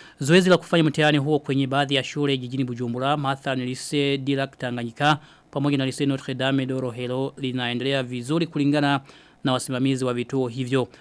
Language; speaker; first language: Swahili; non-native, local second language; Rundi